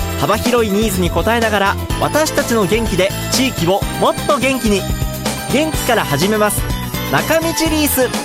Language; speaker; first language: Japanese; native; Japanese